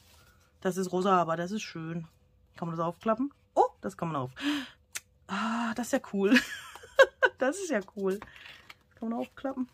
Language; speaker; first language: German; native; German